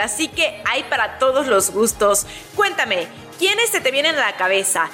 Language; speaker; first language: Spanish; native; Spanish